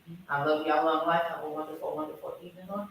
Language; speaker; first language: English; native; English